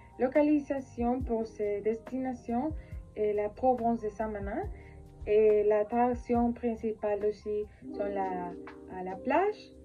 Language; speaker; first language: French; non-native, learner; Spanish